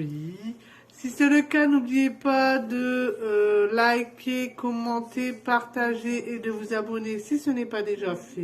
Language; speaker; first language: French; native; French